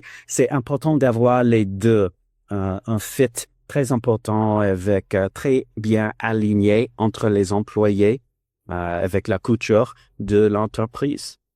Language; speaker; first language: French; non-native, learner; English